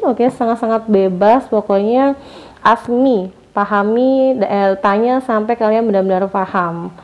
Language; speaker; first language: English; non-native, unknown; Indonesian